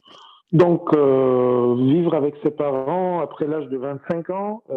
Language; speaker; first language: French; non-native, fluent; Arabic